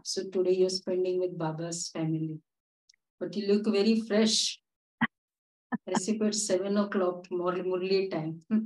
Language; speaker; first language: English; non-native, local second language; Hindi